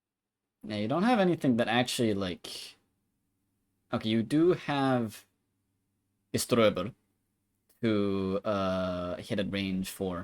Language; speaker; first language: English; native; English